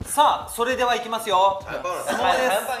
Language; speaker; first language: Japanese; native; Japanese